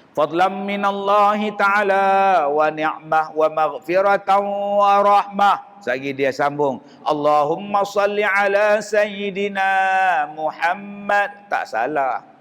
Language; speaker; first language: Malay; native; Malay